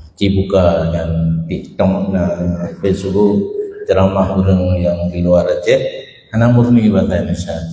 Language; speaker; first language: Malay; non-native, local second language; Achinese